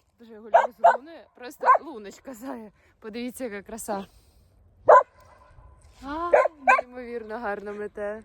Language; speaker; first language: Ukrainian; native; Ukrainian